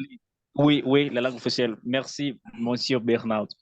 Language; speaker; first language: French; non-native, learner; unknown